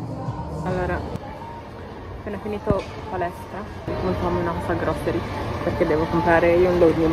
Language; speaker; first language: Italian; early bilingual, other home language; Filipino